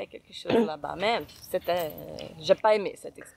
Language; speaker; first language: French; non-native, fluent; Portuguese